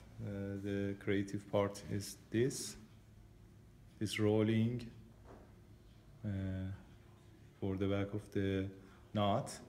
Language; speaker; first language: English; non-native, learner; Persian